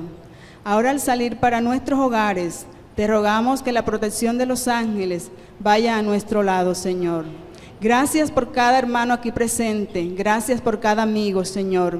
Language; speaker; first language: Spanish; native; Spanish